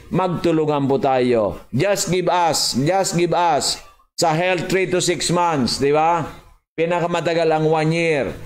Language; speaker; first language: Filipino; non-native, local second language; Bikol